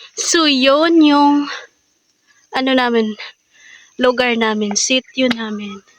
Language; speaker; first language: Filipino; non-native, local second language; Cebuano